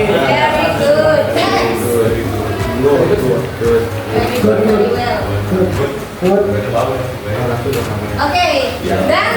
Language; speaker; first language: English; non-native, learner; Indonesian